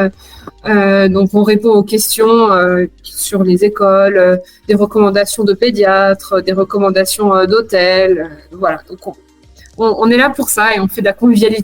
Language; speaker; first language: French; native; French